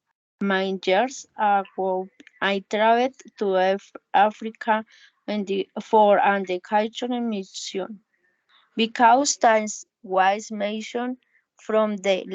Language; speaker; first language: English; non-native, learner; Spanish